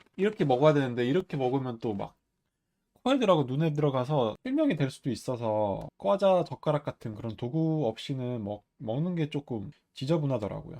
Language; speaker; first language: Korean; non-native, fluent; Finnish